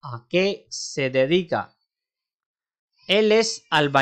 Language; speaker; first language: Spanish; non-native, fluent; Urdu